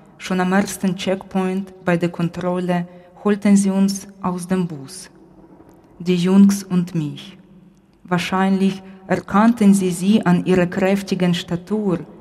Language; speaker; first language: German; non-native, fluent; Ukrainian